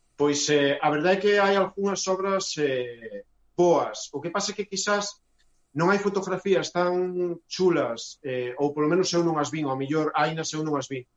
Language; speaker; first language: Galician; native; Galician